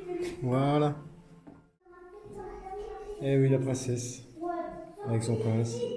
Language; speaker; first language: French; native; French